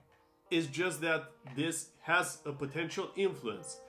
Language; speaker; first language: English; non-native, fluent; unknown